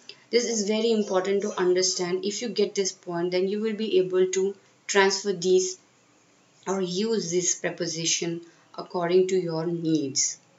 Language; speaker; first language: English; non-native, local second language; Hindi